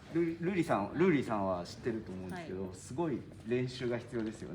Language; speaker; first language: Japanese; native; Japanese